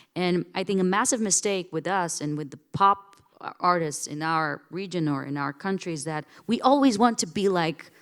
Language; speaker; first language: English; non-native, fluent; Bulgarian